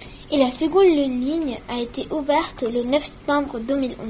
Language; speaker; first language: French; non-native, learner; Spanish